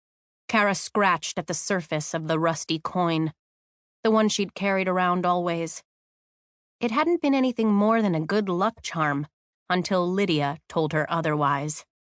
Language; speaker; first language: English; native; English